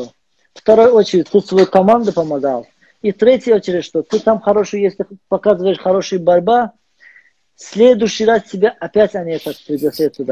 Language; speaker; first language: Russian; non-native, learner; Azerbaijani